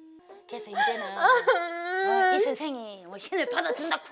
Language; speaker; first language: Korean; native; Korean